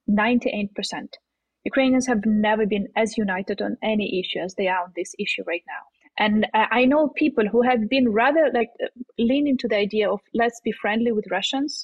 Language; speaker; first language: English; non-native, fluent; Ukrainian